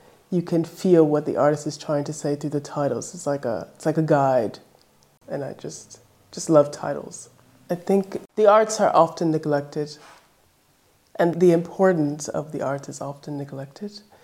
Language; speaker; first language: English; native; English